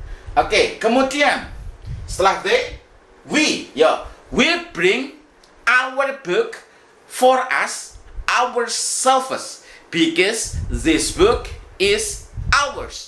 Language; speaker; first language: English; non-native, fluent; Indonesian